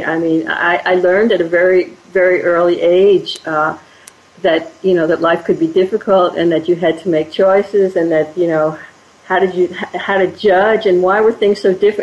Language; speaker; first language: English; native; English